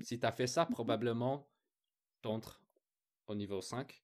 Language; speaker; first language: French; non-native, fluent; English